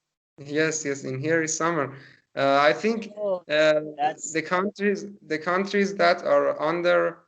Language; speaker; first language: English; non-native, learner; Persian